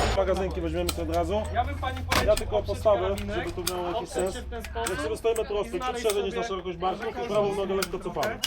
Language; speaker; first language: Polish; native; Polish